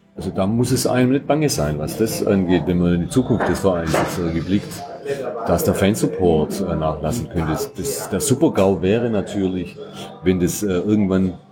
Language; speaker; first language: German; native; German